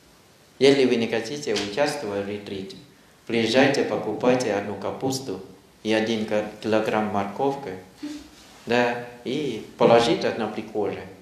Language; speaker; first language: Russian; non-native, learner; Thai